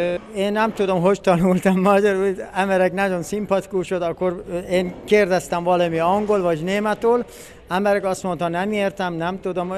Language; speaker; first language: Hungarian; non-native, learner; Persian